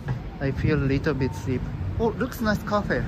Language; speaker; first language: English; non-native, learner; Japanese